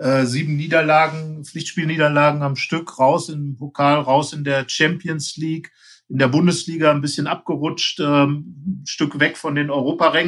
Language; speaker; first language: German; native; German